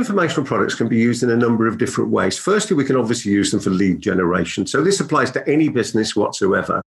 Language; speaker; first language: English; native; English